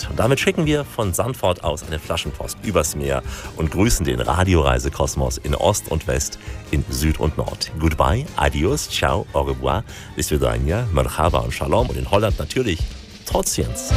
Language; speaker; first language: German; native; German